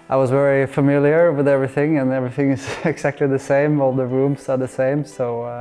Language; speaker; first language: English; non-native, fluent; Norwegian